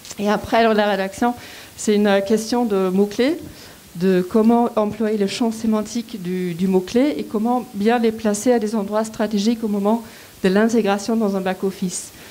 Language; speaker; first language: French; non-native, fluent; German